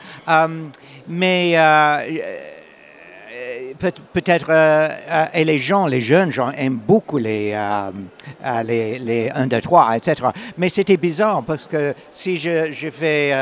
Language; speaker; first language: French; non-native, learner; English